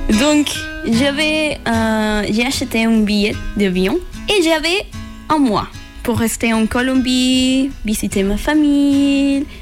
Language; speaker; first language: French; non-native, learner; Spanish